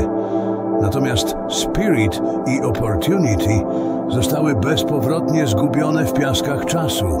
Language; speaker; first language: Polish; native; Polish